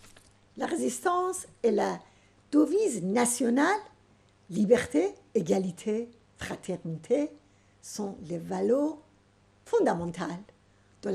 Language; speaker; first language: French; non-native, fluent; Persian